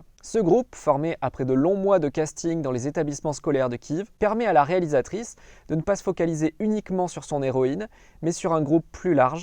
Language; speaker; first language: French; native; French